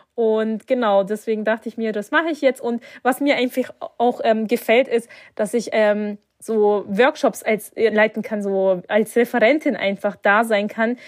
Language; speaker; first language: German; early bilingual, other home language; Turkish